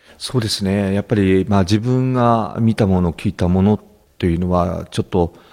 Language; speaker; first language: Japanese; native; Japanese